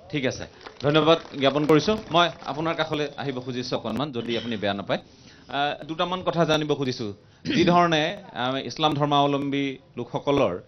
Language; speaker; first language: Assamese; native; Assamese